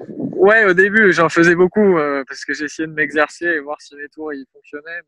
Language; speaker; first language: French; native; French